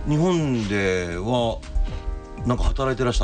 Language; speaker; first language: Japanese; native; Japanese